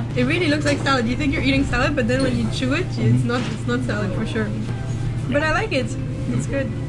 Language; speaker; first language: English; non-native, fluent; Slovak